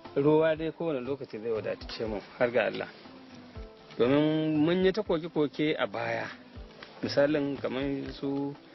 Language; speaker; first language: Hausa; native; Hausa